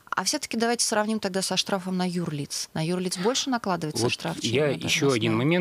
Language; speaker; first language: Russian; native; Russian